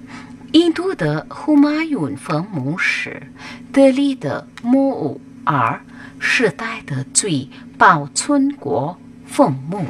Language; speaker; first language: Chinese; non-native, local second language; Urdu